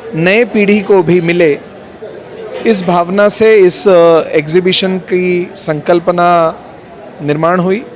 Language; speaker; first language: Hindi; non-native, local second language; Marathi